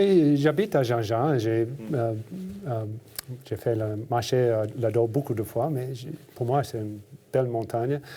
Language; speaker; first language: French; non-native, learner; English